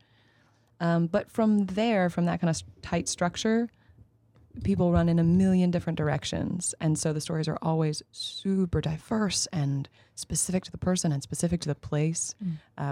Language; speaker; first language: English; native; English